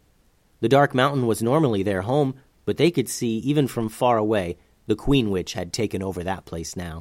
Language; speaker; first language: English; native; English